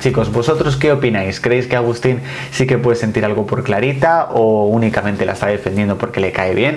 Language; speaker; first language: Spanish; native; Spanish